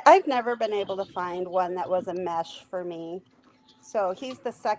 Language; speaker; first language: English; native; English